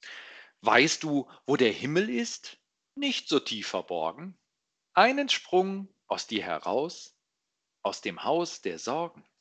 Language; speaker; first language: German; native; German